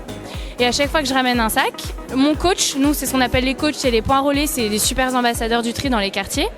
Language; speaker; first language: French; native; French